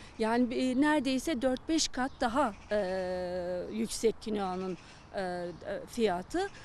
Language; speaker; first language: Turkish; native; Turkish